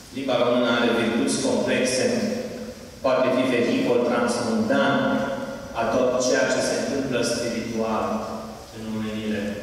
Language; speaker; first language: Romanian; native; Romanian